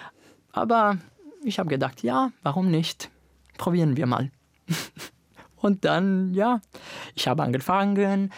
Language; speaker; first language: German; non-native, fluent; Italian